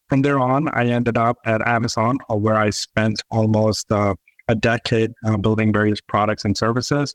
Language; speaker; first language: English; non-native, local second language; Urdu